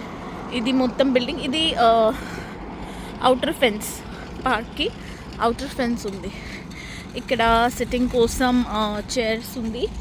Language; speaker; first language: Telugu; non-native, learner; Marathi